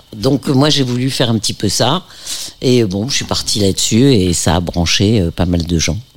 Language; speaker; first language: French; early bilingual, heritage; French